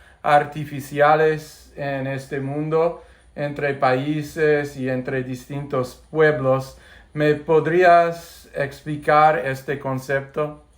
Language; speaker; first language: Spanish; non-native, fluent; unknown